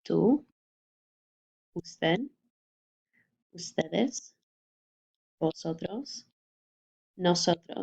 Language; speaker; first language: Spanish; non-native, fluent; English